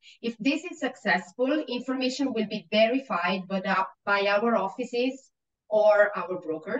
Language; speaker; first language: English; non-native, fluent; Italian